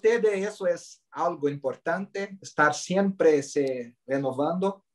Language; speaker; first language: Spanish; non-native, learner; Portuguese